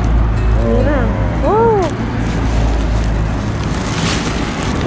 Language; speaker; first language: Spanish; non-native, learner; Filipino